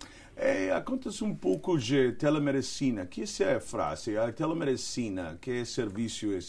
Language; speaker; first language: Portuguese; non-native, learner; Spanish